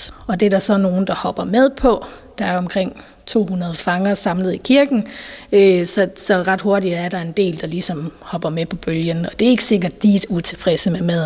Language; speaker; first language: Danish; native; Danish